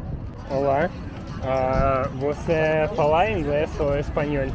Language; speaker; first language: Portuguese; non-native, learner; Russian